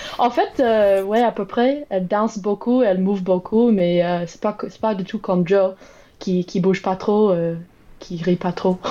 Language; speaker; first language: French; non-native, learner; English